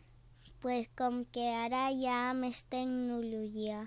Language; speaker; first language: Catalan; non-native, local second language; Spanish